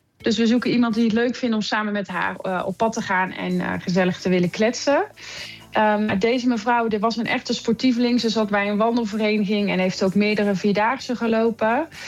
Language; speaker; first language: Dutch; native; Dutch